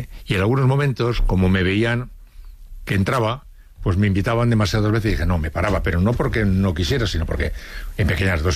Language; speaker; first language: Spanish; native; Spanish